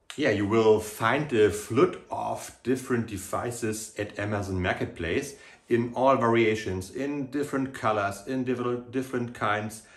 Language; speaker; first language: English; non-native, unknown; German